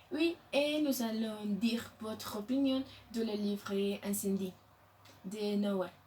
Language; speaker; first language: French; non-native, learner; Spanish